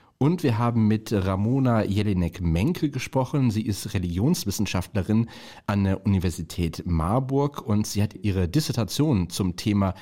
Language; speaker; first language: German; native; German